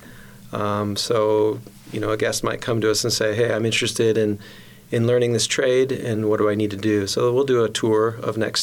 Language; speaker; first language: English; native; English